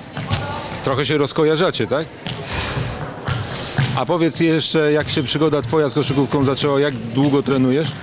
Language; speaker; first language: Polish; native; Polish